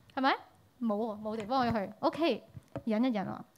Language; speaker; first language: Cantonese; early bilingual, heritage; Cantonese